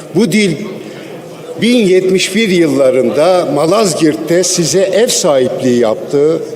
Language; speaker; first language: Turkish; non-native, local second language; Kurdish